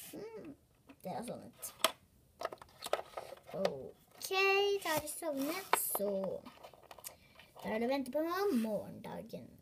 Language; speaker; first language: Norwegian; native; Norwegian